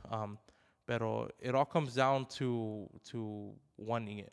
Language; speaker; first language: English; early bilingual, other home language; Spanish